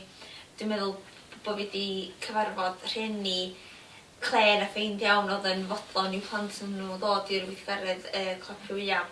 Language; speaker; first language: Welsh; native; Welsh